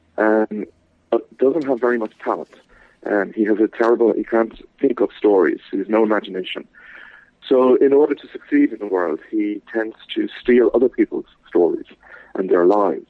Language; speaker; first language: English; native; English